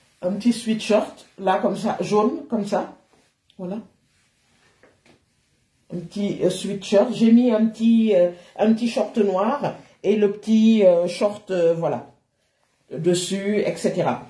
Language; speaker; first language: French; native; French